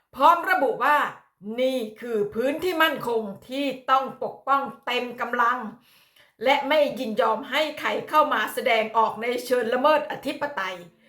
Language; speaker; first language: Thai; native; Thai